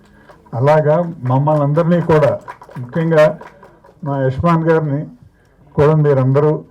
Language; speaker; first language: Telugu; native; Telugu